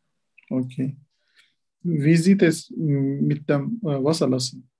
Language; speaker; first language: German; non-native, learner; Turkish